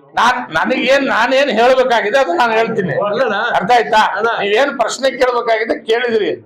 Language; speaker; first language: Kannada; native; Kannada